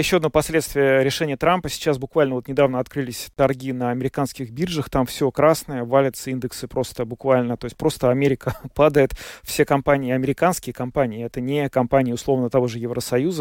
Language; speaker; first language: Russian; native; Russian